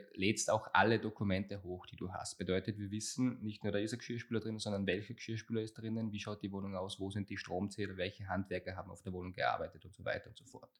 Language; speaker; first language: German; native; German